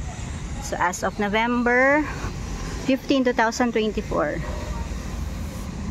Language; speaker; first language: Filipino; native; Filipino